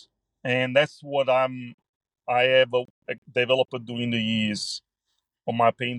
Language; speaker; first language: English; non-native, fluent; Italian